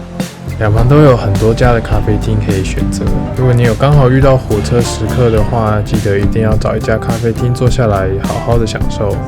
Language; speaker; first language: Chinese; native; Chinese